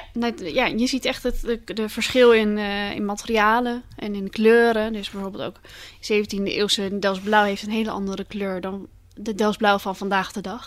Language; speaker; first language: Dutch; native; Dutch